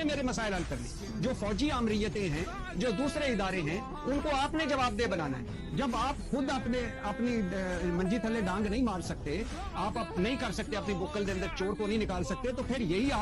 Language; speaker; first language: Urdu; non-native, local second language; Punjabi